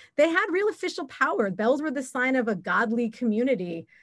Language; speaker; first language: English; native; English